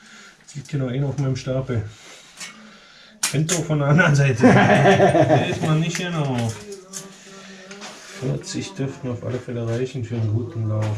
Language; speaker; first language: German; native; German